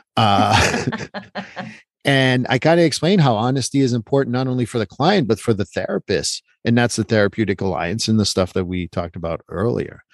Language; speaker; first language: English; non-native, fluent; French